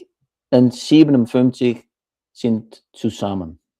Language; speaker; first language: German; non-native, learner; Dutch